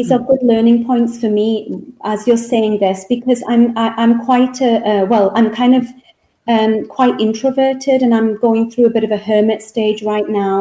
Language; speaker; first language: English; native; English